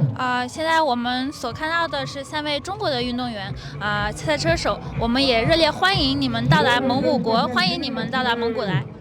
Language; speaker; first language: Chinese; non-native, fluent; Mongolian